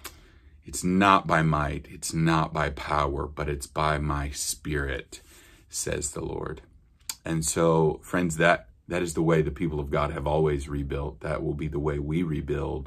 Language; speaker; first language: English; native; English